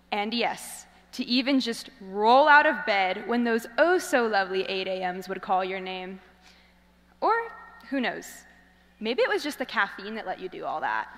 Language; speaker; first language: English; native; English